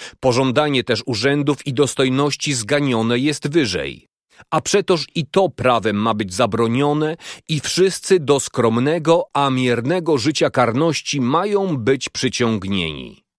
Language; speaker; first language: Polish; native; Polish